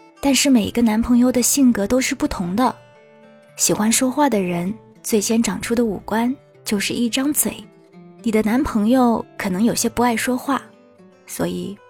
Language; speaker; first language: Chinese; native; Chinese